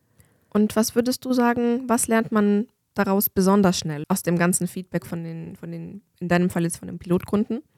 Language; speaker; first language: German; native; German